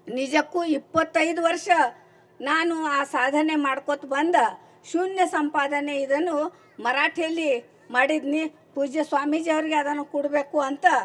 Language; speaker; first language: Kannada; non-native, local second language; Marathi